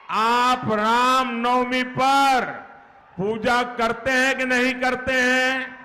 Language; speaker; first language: Hindi; native; Hindi